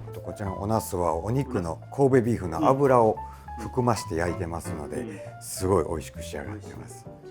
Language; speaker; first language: Japanese; native; Japanese